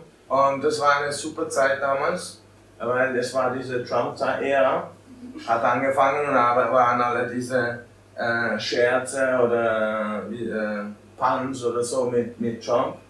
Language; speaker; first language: German; non-native, fluent; Albanian